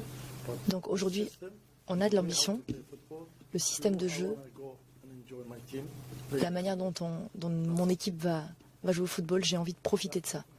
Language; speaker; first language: French; native; French